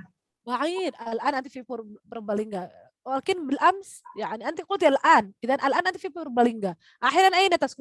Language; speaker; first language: Arabic; non-native, fluent; Indonesian